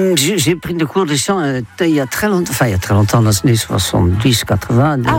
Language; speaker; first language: French; non-native, fluent; Dutch